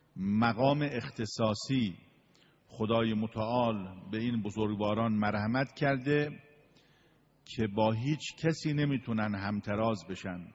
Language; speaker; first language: Persian; native; Persian